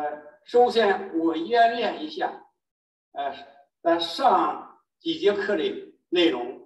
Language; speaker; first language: Chinese; native; Chinese